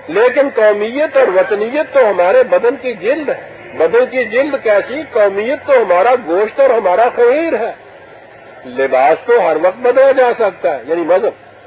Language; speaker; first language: Urdu; native; Urdu